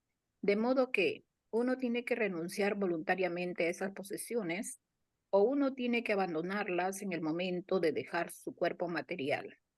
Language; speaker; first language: Spanish; native; Spanish